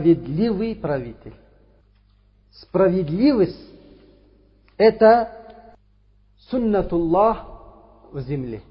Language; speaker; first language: Russian; non-native, learner; Uzbek